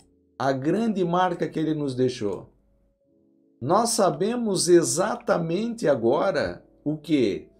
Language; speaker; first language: Portuguese; native; Portuguese